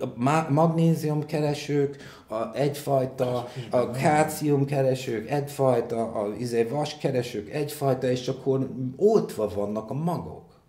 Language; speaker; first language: Hungarian; non-native, fluent; English